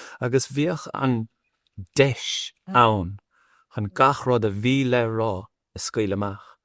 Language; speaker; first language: Irish; non-native, local second language; English